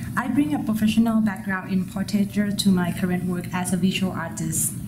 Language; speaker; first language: English; non-native, fluent; Thai